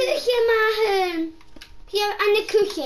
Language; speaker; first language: German; non-native, learner; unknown